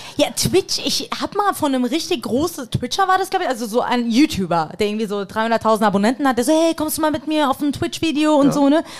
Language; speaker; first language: German; early bilingual, other home language; Persian